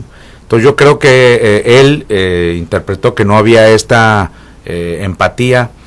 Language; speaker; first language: Spanish; native; Spanish